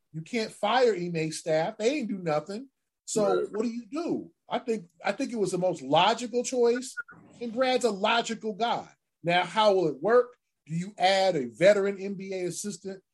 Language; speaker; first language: English; native; English